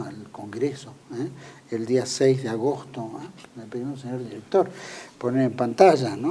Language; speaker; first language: Spanish; native; Spanish